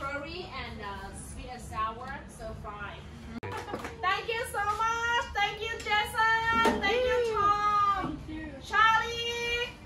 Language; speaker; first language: English; non-native, fluent; Thai